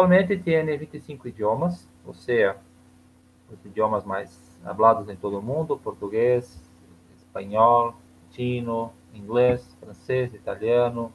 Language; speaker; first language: Spanish; non-native, learner; Portuguese